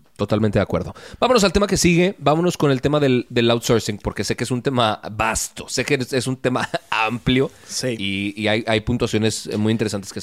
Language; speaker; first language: Spanish; native; Spanish